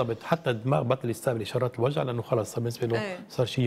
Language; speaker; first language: Arabic; native; Arabic